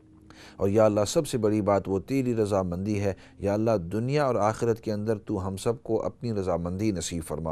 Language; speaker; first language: Urdu; native; Urdu